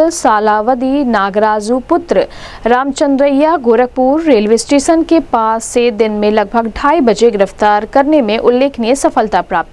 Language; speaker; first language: Hindi; native; Hindi